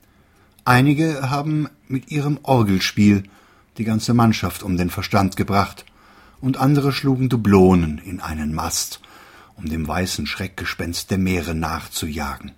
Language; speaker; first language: German; native; German